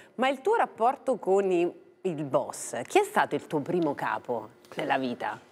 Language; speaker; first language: Italian; native; Italian